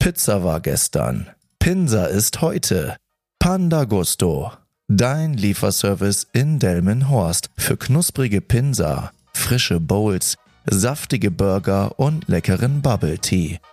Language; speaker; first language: German; native; German